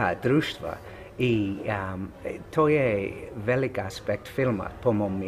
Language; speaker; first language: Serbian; non-native, learner; English